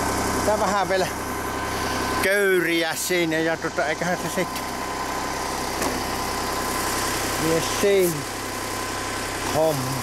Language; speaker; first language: Finnish; native; Finnish